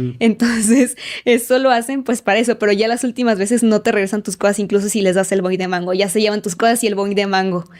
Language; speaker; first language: Spanish; native; Spanish